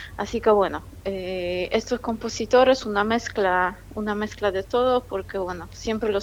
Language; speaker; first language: Spanish; non-native, fluent; Polish